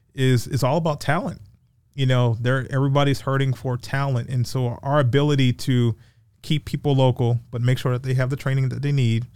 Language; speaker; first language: English; native; English